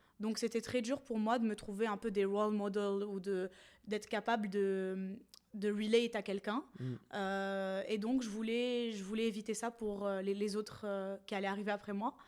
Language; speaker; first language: French; non-native, local second language; Arabic